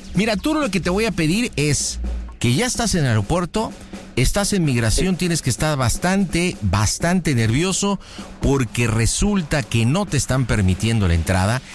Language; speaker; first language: Spanish; native; Spanish